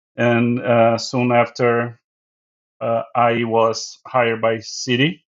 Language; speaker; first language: English; non-native, fluent; Portuguese